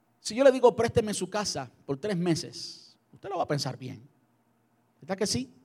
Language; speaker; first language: Spanish; native; Spanish